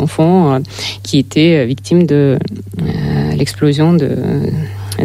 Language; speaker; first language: French; non-native, fluent; Russian